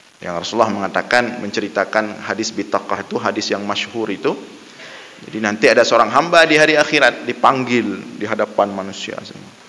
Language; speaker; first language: Malay; non-native, local second language; Achinese